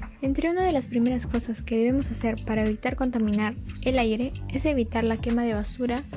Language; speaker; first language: Spanish; native; Spanish